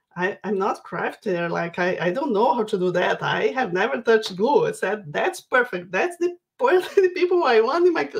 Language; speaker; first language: English; non-native, fluent; Portuguese